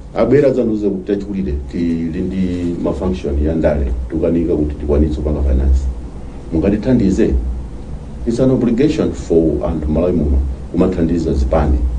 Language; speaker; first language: Nyanja; non-native, local second language; Tumbuka